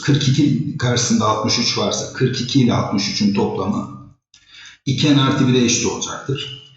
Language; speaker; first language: Turkish; native; Turkish